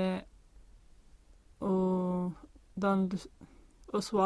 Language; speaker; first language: French; non-native, learner; Swedish